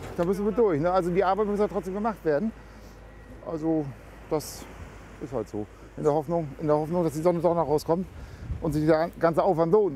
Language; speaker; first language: German; native; German